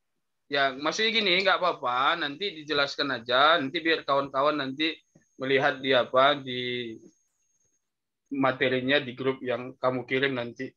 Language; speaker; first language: Indonesian; native; Indonesian